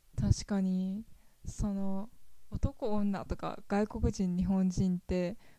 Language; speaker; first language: Japanese; native; Japanese